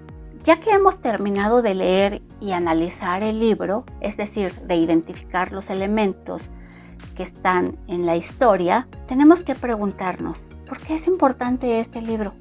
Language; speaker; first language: Spanish; native; Spanish